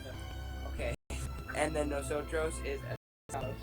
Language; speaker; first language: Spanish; non-native, learner; English